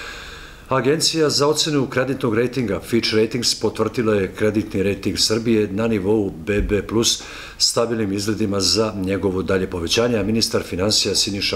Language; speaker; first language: Serbian; native; Serbian